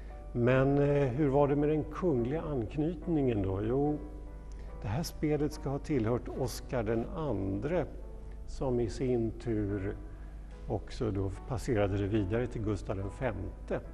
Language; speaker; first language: Swedish; native; Swedish